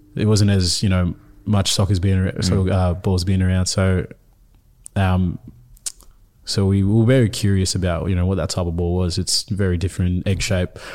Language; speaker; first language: English; early bilingual, other home language; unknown